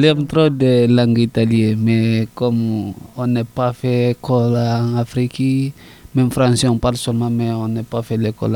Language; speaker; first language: French; non-native, local second language; Susu